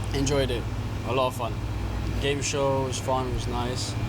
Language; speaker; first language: English; non-native, learner; Indonesian